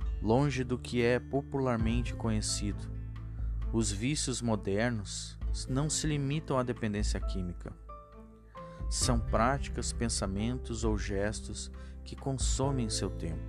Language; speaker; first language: Portuguese; native; Portuguese